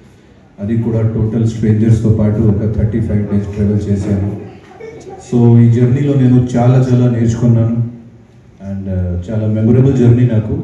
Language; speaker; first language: Telugu; non-native, fluent; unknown